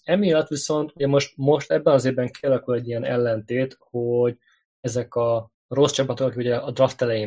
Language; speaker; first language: Hungarian; native; Hungarian